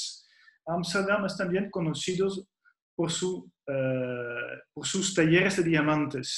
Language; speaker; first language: Spanish; non-native, fluent; Dutch